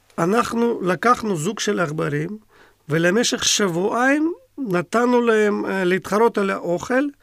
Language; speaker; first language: Hebrew; non-native, fluent; Russian